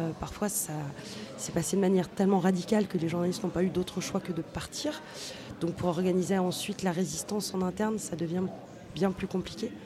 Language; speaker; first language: French; native; French